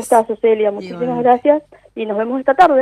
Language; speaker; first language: Spanish; native; Spanish